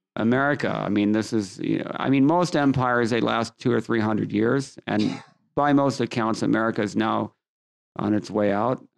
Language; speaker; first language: English; native; English